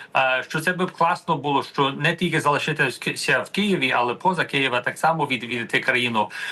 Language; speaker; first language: Ukrainian; early bilingual, heritage; Ukrainian